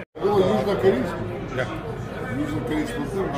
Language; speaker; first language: Russian; non-native, learner; Korean